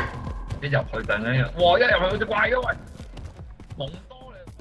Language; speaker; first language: Chinese; native; Chinese